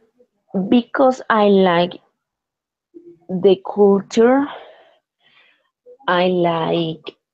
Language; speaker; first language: English; non-native, learner; Spanish